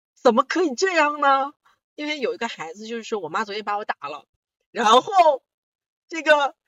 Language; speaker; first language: Chinese; non-native, local second language; Korean